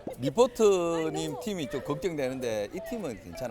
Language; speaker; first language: Korean; native; Korean